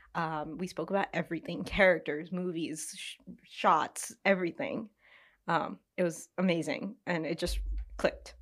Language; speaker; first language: English; early bilingual, other home language; Hindi